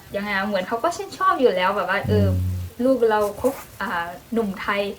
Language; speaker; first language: Thai; non-native, fluent; Burmese